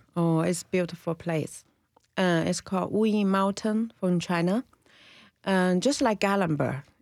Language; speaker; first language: English; non-native, learner; Chinese